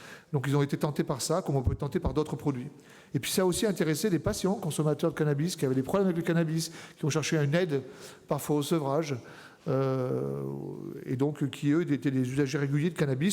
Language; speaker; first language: French; native; French